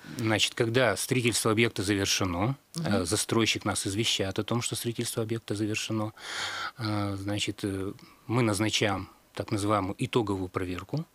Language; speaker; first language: Russian; native; Russian